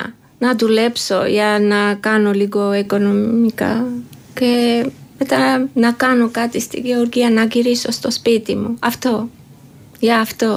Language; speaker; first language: Greek; non-native, learner; Georgian